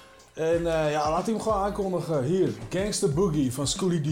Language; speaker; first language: Dutch; native; Dutch